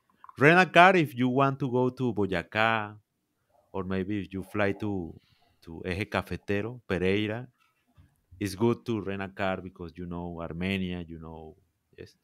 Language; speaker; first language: English; non-native, learner; Spanish